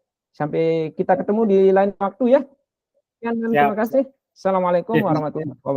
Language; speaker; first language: Indonesian; non-native, local second language; Sasak